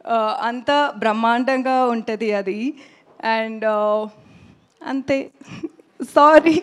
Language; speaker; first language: Telugu; non-native, local second language; Tamil